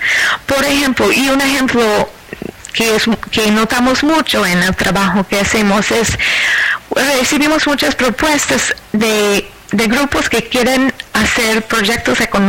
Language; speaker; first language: Spanish; non-native, fluent; English